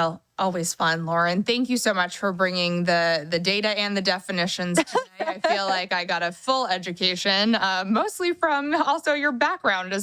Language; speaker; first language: English; native; English